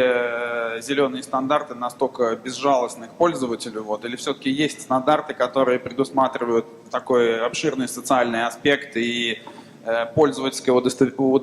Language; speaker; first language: Russian; native; Russian